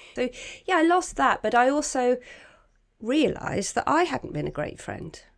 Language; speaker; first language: English; native; English